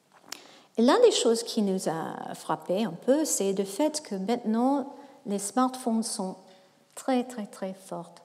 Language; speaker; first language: French; non-native, fluent; English